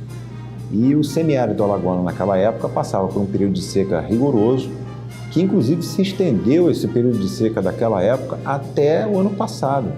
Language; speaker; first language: Portuguese; native; Portuguese